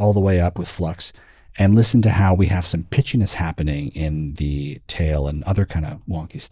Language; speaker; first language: English; native; English